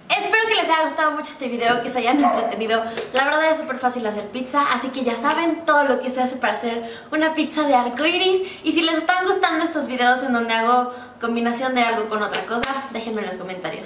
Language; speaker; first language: Spanish; native; Spanish